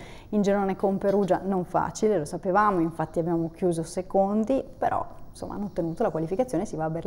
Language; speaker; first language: Italian; native; Italian